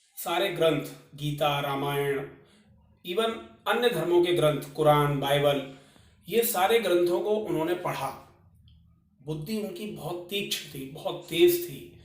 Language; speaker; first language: Hindi; native; Hindi